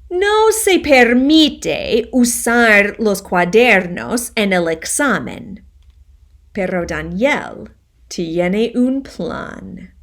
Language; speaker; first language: Spanish; non-native, fluent; English